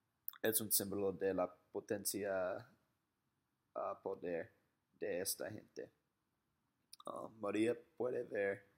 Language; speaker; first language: Spanish; non-native, learner; English